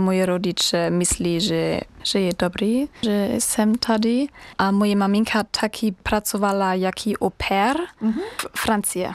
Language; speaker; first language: Czech; non-native, learner; German